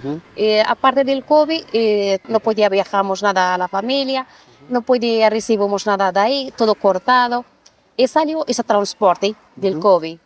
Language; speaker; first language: Spanish; non-native, learner; Arabic